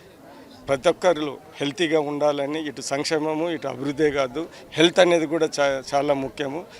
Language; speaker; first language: Telugu; native; Telugu